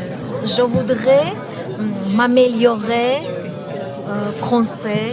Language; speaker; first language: French; non-native, learner; Armenian